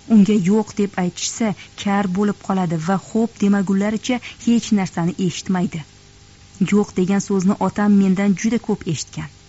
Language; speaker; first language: Uzbek; native; Uzbek